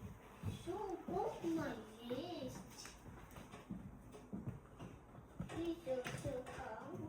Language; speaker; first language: Russian; non-native, local second language; Azerbaijani